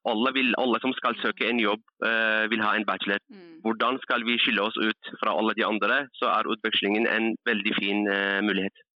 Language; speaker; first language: Norwegian; early bilingual, other home language; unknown